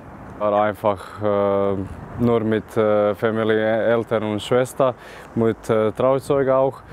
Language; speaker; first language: German; non-native, fluent; Croatian